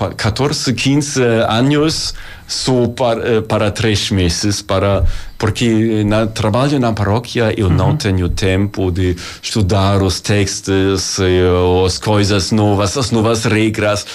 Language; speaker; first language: Portuguese; non-native, learner; German